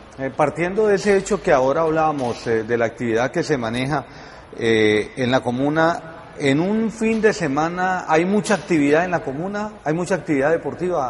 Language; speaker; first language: Spanish; native; Spanish